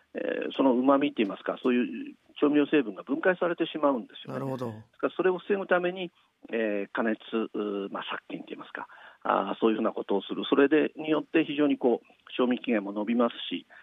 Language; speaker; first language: Japanese; native; Japanese